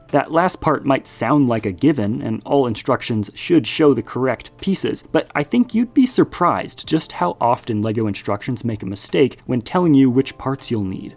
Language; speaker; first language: English; native; English